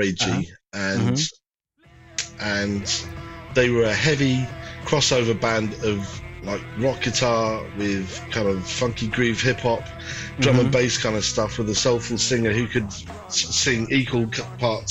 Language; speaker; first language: English; native; English